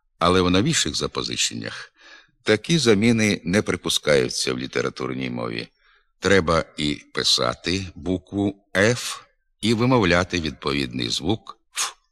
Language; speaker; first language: Ukrainian; native; Ukrainian